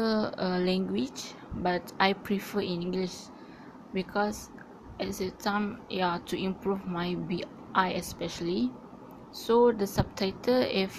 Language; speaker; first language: English; non-native, learner; Malay